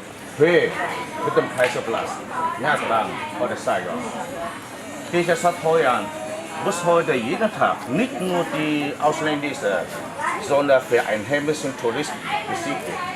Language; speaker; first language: German; non-native, learner; Vietnamese